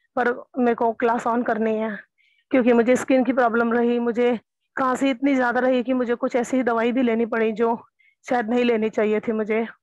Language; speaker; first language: Hindi; native; Hindi